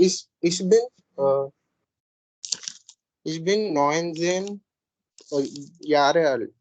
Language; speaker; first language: German; non-native, learner; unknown